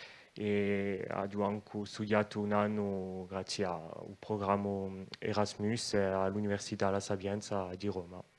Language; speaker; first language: Italian; non-native, local second language; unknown